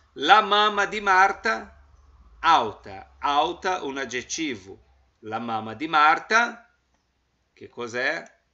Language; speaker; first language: Italian; non-native, fluent; Portuguese